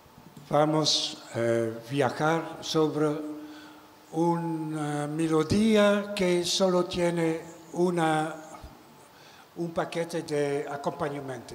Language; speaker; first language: Spanish; non-native, learner; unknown